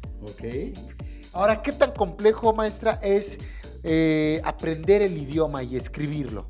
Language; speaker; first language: Spanish; native; Spanish